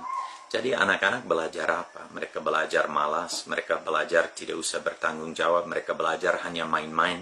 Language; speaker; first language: Indonesian; non-native, fluent; English